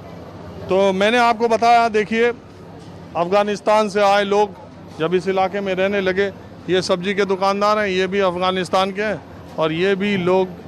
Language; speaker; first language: Hindi; native; Hindi